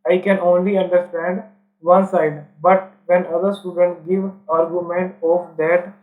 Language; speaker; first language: English; non-native, local second language; Punjabi